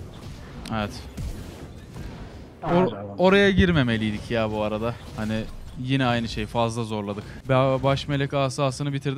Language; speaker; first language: Turkish; native; Turkish